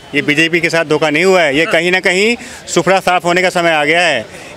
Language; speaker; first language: Hindi; native; Hindi